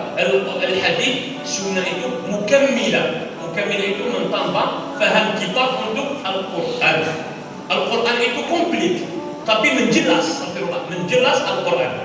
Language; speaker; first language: Indonesian; non-native, learner; Arabic